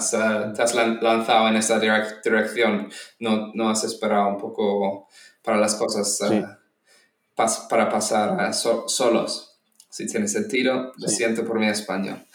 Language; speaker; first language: Spanish; non-native, fluent; English